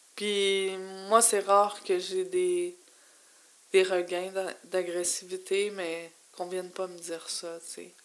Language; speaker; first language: French; native; French